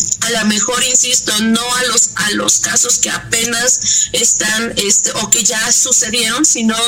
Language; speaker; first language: Spanish; native; Spanish